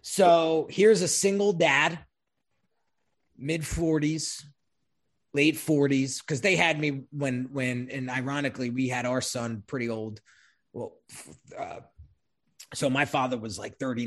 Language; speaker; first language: English; native; English